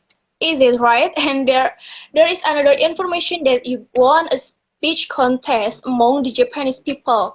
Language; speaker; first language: English; non-native, learner; Indonesian